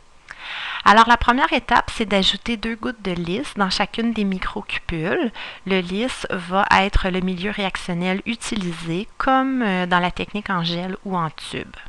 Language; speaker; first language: French; native; French